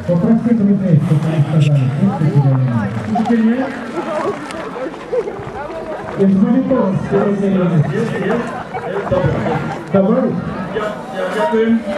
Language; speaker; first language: Polish; non-native, learner; Russian